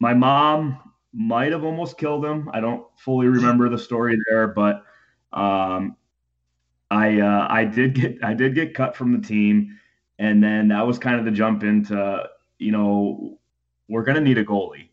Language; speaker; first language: English; native; English